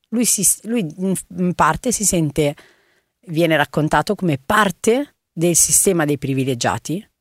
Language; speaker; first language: Italian; early bilingual, other home language; Tigrinya